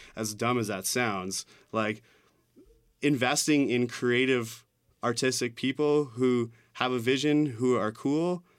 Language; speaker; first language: English; native; English